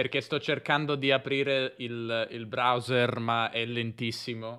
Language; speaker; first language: Italian; native; Italian